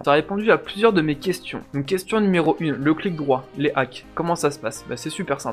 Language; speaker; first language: French; native; French